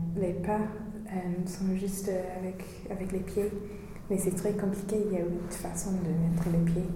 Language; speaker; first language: French; non-native, fluent; English